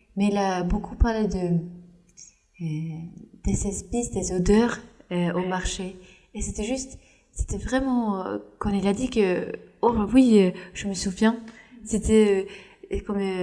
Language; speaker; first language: French; non-native, fluent; Norwegian